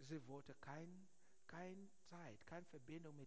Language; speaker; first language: German; non-native, learner; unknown